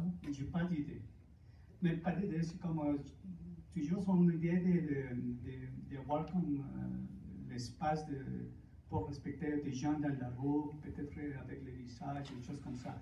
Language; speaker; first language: French; non-native, fluent; Spanish